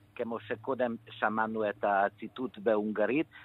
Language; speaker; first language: Hebrew; non-native, fluent; Hungarian